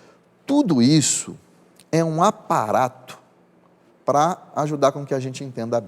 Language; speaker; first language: Portuguese; native; Portuguese